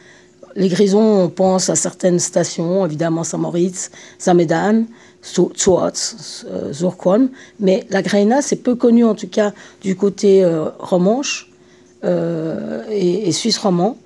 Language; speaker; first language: French; native; French